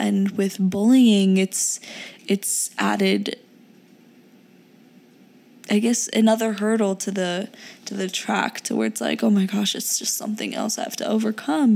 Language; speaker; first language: English; early bilingual, other home language; Urdu